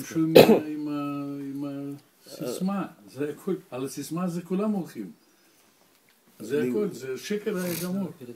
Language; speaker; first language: Hebrew; non-native, learner; Russian